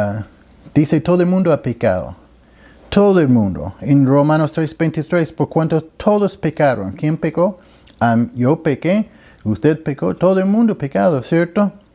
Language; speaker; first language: Spanish; non-native, learner; English